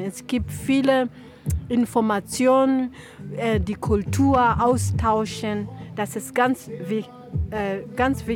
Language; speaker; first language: German; non-native, learner; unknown